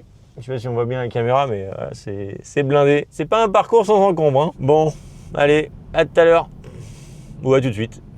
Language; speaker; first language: French; native; French